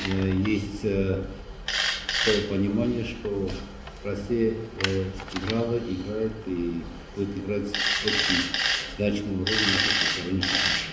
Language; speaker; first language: Russian; non-native, fluent; Armenian